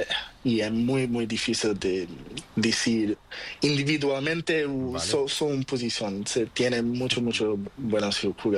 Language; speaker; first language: Spanish; non-native, learner; Portuguese